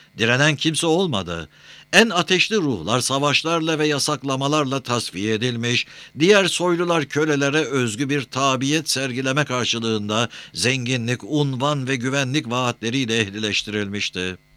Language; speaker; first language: Turkish; native; Turkish